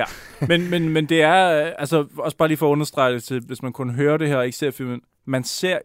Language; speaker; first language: Danish; native; Danish